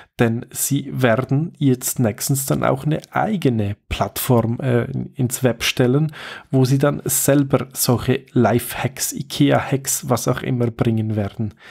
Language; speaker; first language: German; native; German